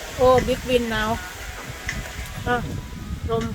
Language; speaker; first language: English; non-native, learner; Thai